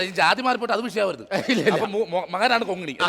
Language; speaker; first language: Malayalam; native; Malayalam